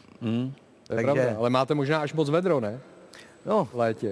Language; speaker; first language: Czech; native; Czech